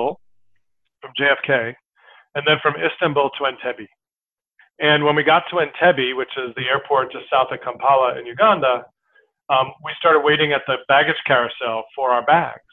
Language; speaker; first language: English; native; English